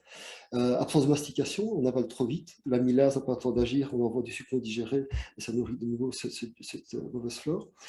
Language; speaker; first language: French; native; French